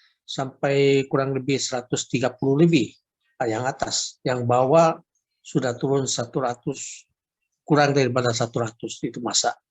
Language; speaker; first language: Indonesian; non-native, local second language; Chinese